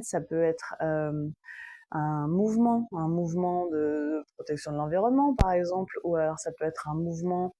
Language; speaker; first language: French; native; French